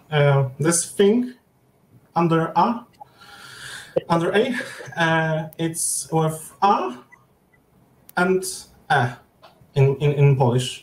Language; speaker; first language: English; non-native, learner; Polish